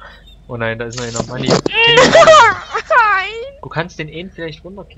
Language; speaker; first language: German; native; German